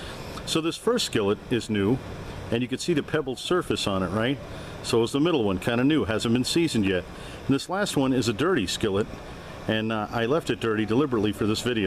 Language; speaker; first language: English; native; English